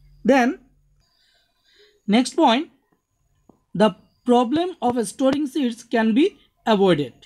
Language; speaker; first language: English; non-native, local second language; Bangla